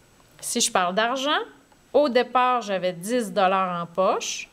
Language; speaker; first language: French; native; French